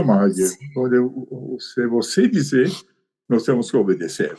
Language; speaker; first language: Portuguese; non-native, learner; Persian